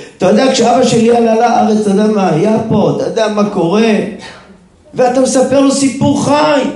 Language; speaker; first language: Hebrew; native; Hebrew